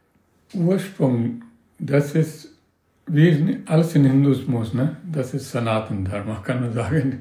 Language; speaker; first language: German; non-native, learner; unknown